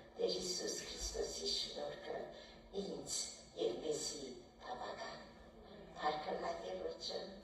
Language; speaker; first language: Armenian; native; Armenian